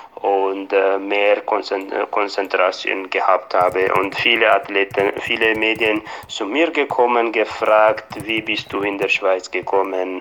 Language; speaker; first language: German; non-native, fluent; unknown